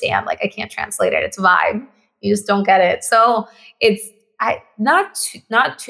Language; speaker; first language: English; non-native, fluent; Spanish